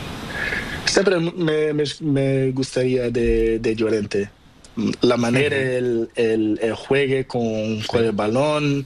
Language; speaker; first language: Spanish; non-native, learner; Portuguese